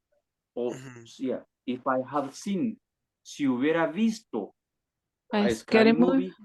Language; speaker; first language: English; non-native, learner; Spanish